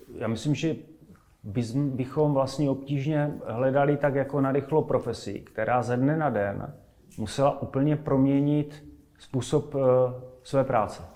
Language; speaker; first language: Czech; native; Czech